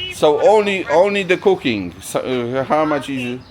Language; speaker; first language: English; non-native, learner; Polish